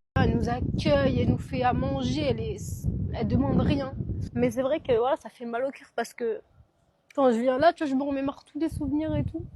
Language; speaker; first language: French; early bilingual, other home language; Arabic